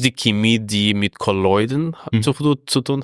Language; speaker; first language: German; non-native, fluent; Russian